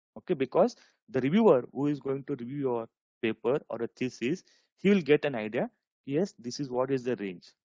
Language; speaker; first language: English; non-native, local second language; Marathi